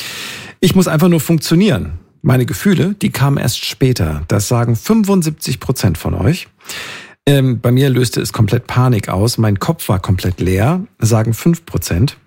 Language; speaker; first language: German; native; German